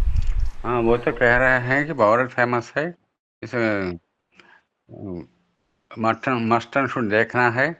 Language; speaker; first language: Hindi; non-native, local second language; Telugu